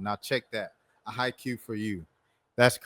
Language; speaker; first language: English; native; English